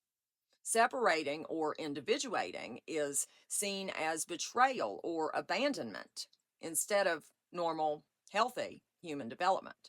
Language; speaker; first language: English; native; English